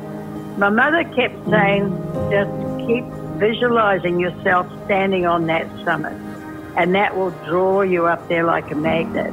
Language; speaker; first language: English; native; English